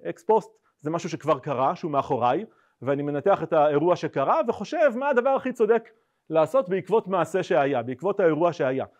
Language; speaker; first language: Hebrew; native; Hebrew